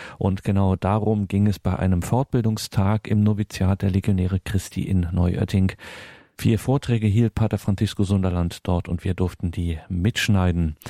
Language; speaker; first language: German; native; German